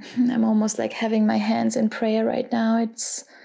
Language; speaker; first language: English; non-native, fluent; German